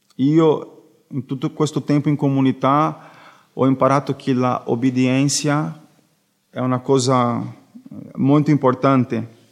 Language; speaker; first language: Italian; non-native, learner; Portuguese